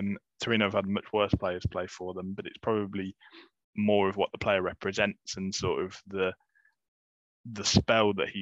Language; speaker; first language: English; native; English